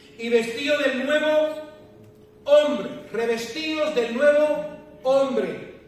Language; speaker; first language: Spanish; native; Spanish